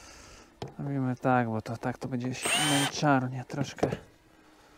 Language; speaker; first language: Polish; native; Polish